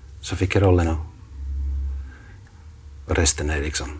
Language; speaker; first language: Swedish; non-native, fluent; Finnish